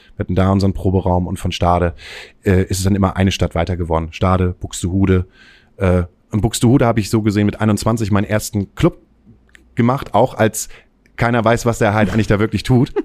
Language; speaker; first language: German; native; German